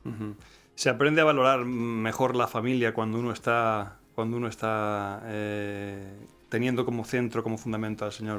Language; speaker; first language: Spanish; native; Spanish